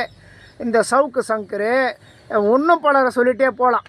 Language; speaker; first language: Tamil; native; Tamil